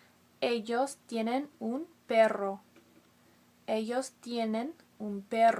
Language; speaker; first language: Spanish; non-native, fluent; English